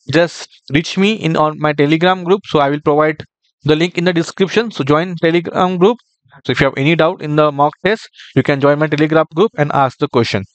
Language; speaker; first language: English; non-native, local second language; Marathi